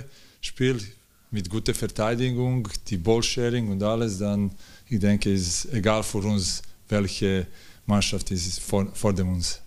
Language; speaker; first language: German; non-native, fluent; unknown